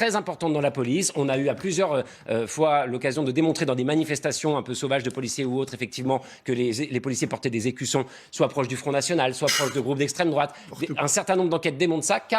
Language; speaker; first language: French; native; French